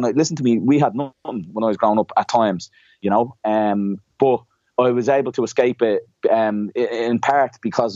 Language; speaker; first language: English; native; English